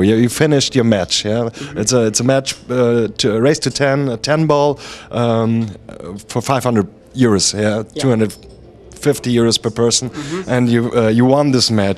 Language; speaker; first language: English; non-native, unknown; German